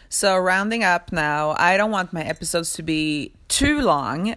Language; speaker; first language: English; early bilingual, other home language; Swedish